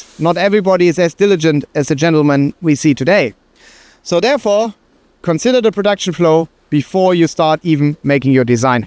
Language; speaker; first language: English; non-native, fluent; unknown